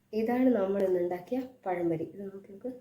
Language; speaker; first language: Malayalam; native; Malayalam